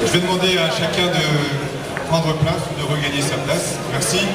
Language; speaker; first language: French; native; French